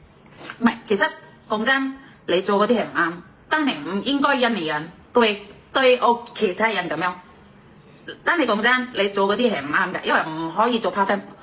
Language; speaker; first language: Cantonese; non-native, fluent; Indonesian